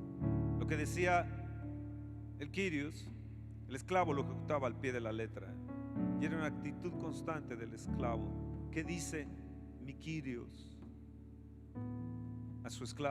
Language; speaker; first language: Spanish; native; Spanish